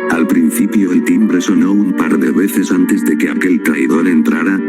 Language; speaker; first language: Spanish; native; Spanish